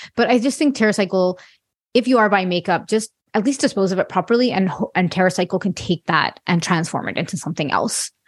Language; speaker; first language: English; non-native, fluent; French